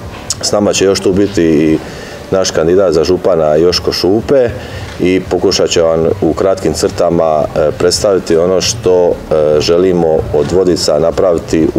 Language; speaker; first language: Serbian; native; Serbian